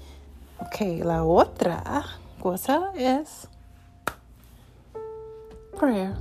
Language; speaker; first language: Spanish; non-native, learner; English